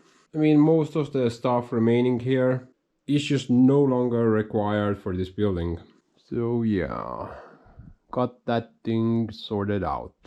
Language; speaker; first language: English; non-native, fluent; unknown